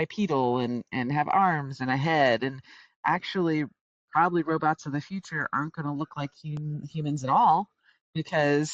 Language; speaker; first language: English; native; English